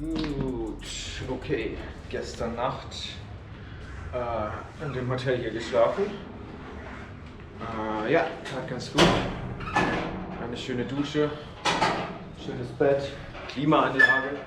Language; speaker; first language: German; native; German